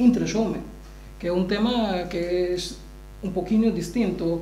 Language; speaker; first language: Galician; non-native, learner; Bangla